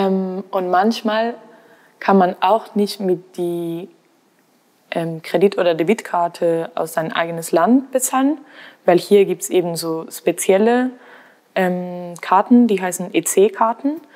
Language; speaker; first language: German; non-native, fluent; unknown